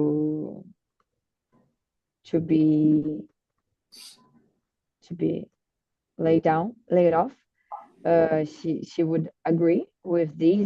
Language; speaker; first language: English; non-native, learner; Portuguese